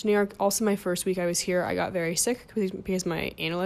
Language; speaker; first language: English; native; English